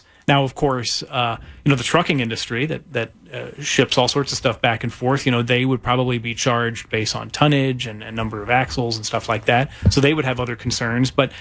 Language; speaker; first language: English; native; English